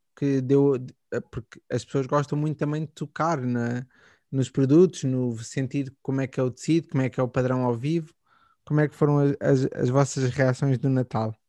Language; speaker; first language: Portuguese; native; Portuguese